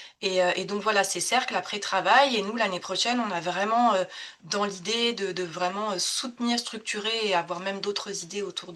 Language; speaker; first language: French; native; French